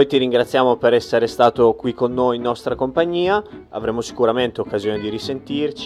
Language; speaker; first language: Italian; native; Italian